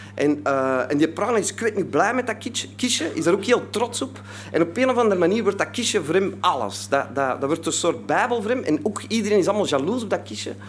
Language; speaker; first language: Dutch; native; Dutch